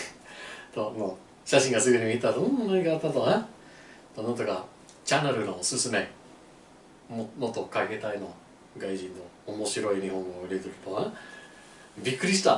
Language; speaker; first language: Japanese; non-native, learner; English